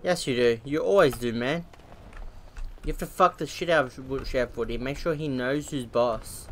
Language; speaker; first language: English; native; English